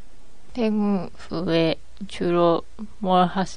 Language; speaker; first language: Korean; non-native, learner; Japanese